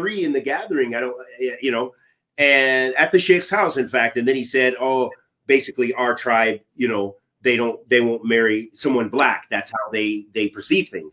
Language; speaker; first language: English; native; English